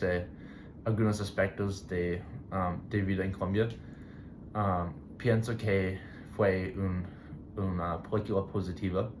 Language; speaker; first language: Spanish; non-native, learner; English